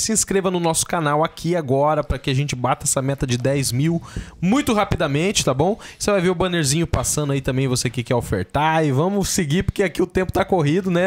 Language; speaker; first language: Portuguese; native; Portuguese